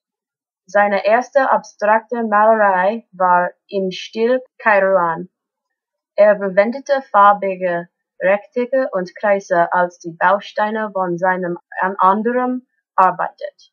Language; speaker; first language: German; non-native, learner; English